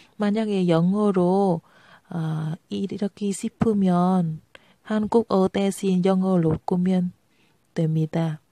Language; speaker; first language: Korean; non-native, learner; Vietnamese